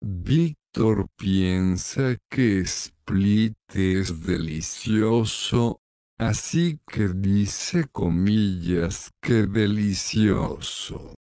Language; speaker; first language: Spanish; non-native, learner; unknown